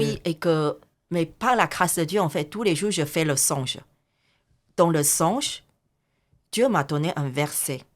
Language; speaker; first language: French; non-native, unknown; Chinese